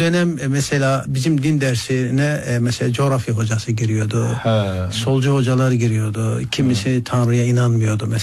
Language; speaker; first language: Turkish; native; Turkish